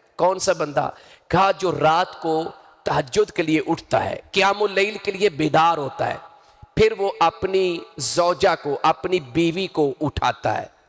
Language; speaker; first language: Urdu; non-native, local second language; Punjabi